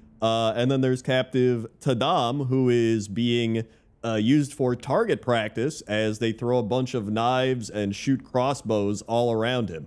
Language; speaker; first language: English; native; English